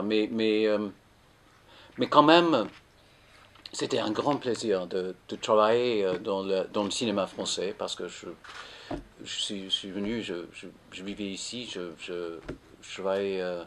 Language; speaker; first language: French; non-native, fluent; English